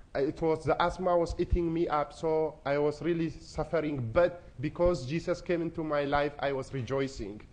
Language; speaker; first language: English; non-native, fluent; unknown